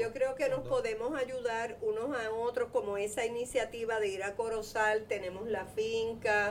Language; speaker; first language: Spanish; native; Spanish